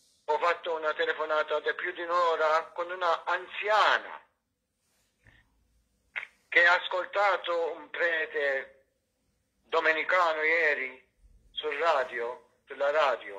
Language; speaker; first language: Italian; non-native, fluent; Maltese